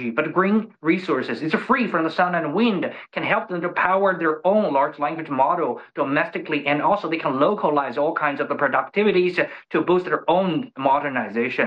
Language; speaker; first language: English; non-native, fluent; Chinese